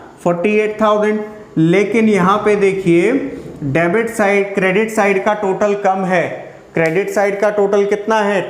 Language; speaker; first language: Hindi; native; Hindi